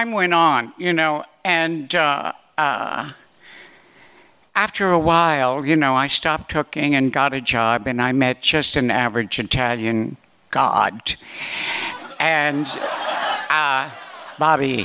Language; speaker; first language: English; native; English